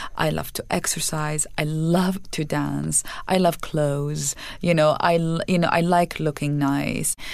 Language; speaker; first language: English; non-native, fluent; Arabic